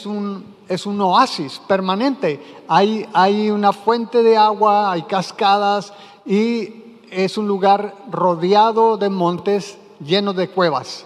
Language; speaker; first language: Spanish; native; Spanish